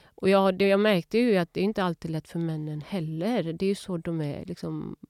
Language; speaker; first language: Swedish; early bilingual, other home language; Urdu